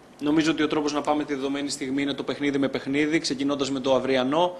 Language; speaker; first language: Greek; native; Greek